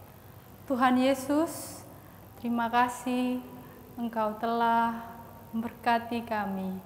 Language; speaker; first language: Indonesian; native; Indonesian